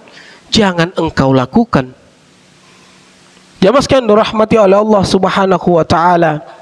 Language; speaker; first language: Indonesian; native; Indonesian